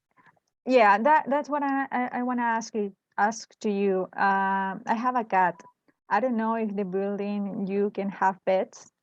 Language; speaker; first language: English; non-native, learner; Spanish